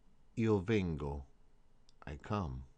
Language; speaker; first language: Italian; non-native, fluent; English